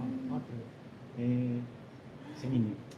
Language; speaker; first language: Korean; non-native, learner; Japanese